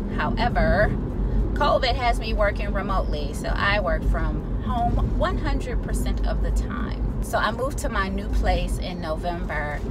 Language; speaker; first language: English; native; English